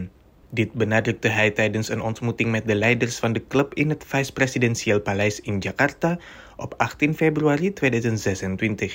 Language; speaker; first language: Dutch; non-native, fluent; Indonesian